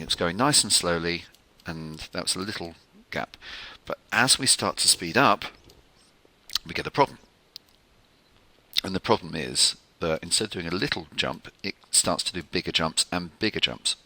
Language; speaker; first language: English; native; English